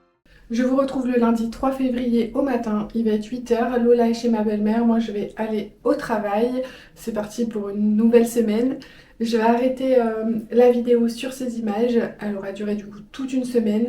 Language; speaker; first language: French; native; French